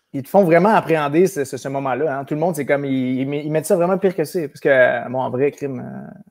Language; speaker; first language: French; native; French